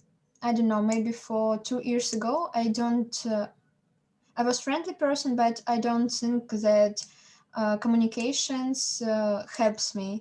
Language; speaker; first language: English; non-native, learner; Russian